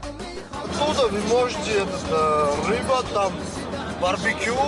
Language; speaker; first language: Russian; non-native, fluent; Armenian